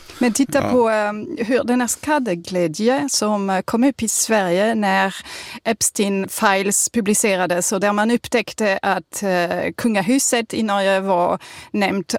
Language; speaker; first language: Swedish; non-native, fluent; French